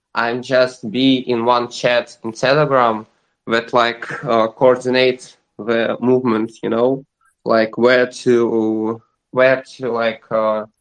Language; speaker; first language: English; non-native, learner; Russian